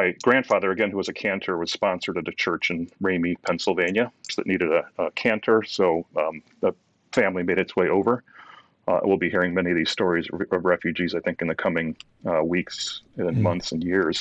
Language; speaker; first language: English; early bilingual, other home language; Ukrainian